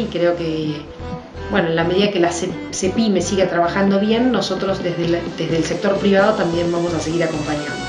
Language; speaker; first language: Spanish; native; Spanish